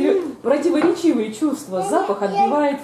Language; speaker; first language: Russian; native; Russian